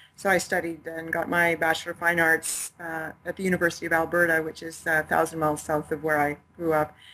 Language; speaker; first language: English; native; English